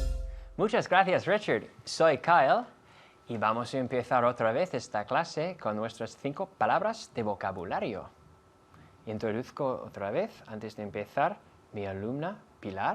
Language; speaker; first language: Spanish; non-native, fluent; English